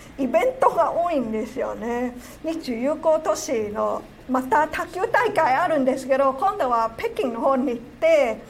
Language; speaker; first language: Japanese; non-native, fluent; Cantonese